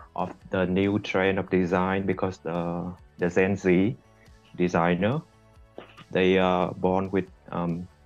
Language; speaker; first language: English; non-native, fluent; Vietnamese